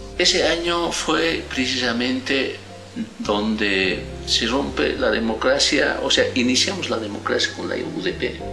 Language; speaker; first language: Spanish; non-native, local second language; Aymara